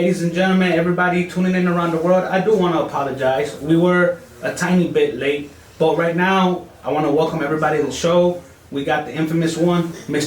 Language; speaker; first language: English; native; English